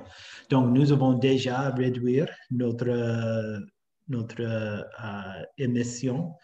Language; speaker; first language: French; non-native, fluent; English